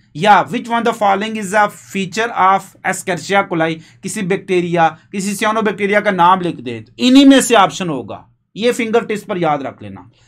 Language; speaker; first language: Urdu; non-native, local second language; Punjabi